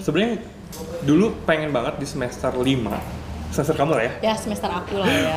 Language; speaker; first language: Indonesian; native; Indonesian